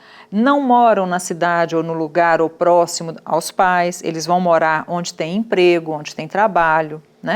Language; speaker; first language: Portuguese; native; Portuguese